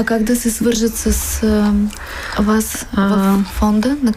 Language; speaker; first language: Bulgarian; native; Bulgarian